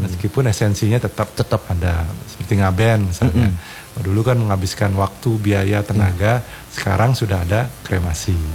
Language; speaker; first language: Indonesian; non-native, local second language; Balinese